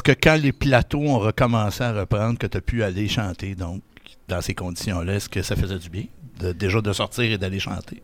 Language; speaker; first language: French; native; French